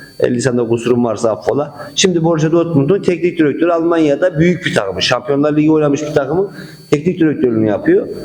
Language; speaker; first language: Turkish; native; Turkish